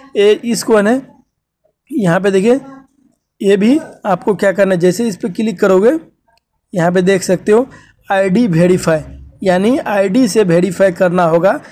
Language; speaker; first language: Hindi; native; Hindi